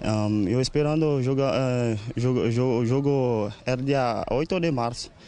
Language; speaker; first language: Portuguese; non-native, learner; Haitian Creole